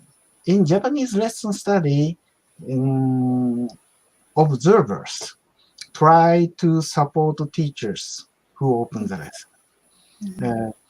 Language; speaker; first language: English; non-native, learner; Japanese